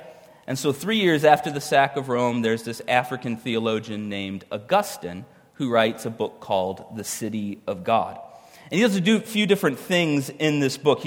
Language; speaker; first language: English; native; English